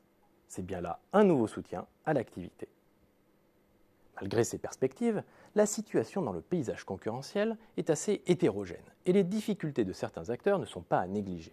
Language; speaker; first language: French; native; French